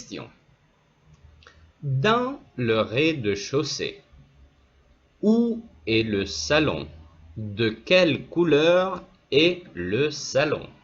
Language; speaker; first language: French; non-native, fluent; Spanish